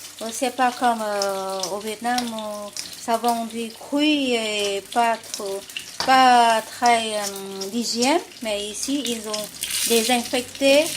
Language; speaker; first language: French; non-native, fluent; Vietnamese